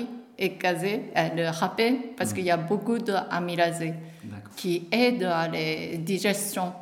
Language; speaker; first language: French; non-native, learner; Japanese